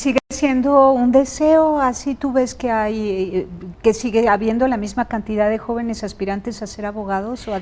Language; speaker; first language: Spanish; native; Spanish